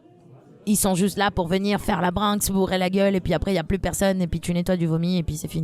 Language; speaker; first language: French; non-native, fluent; Spanish